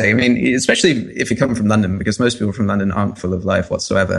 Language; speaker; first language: English; native; English